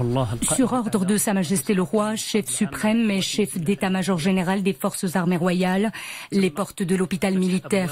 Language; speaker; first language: French; non-native, local second language; Arabic